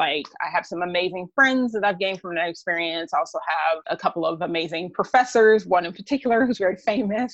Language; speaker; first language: English; native; English